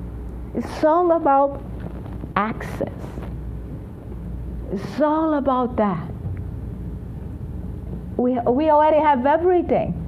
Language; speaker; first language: English; non-native, fluent; Portuguese